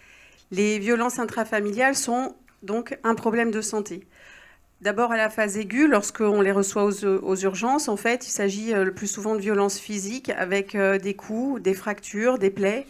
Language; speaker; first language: French; native; French